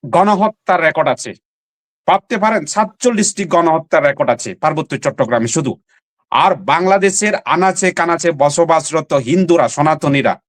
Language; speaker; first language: Bangla; non-native, local second language; Chakma